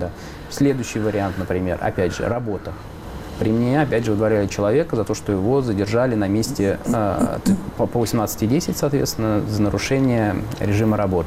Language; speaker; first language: Russian; native; Russian